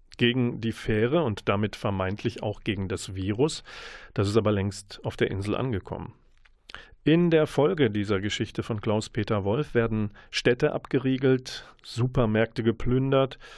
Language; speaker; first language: German; native; German